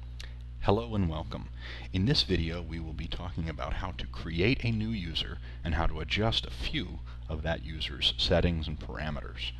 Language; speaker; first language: English; native; English